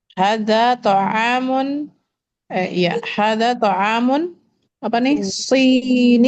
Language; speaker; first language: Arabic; non-native, learner; Indonesian